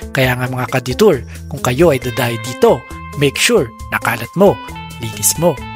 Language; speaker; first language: Filipino; native; Filipino